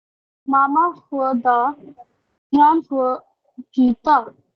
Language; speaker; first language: Chinese; non-native, learner; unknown